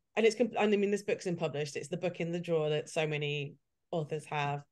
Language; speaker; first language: English; native; English